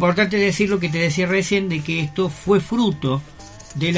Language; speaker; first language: Spanish; native; Spanish